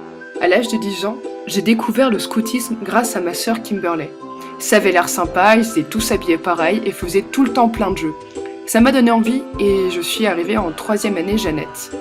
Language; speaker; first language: French; native; French